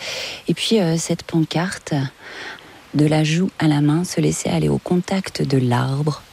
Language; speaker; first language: French; native; French